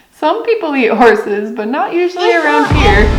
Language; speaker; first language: English; native; English